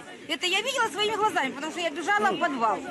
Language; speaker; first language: Russian; native; Russian